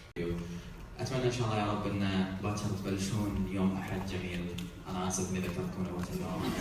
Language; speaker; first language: Arabic; native; Arabic